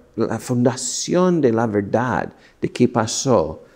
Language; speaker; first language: Spanish; non-native, fluent; English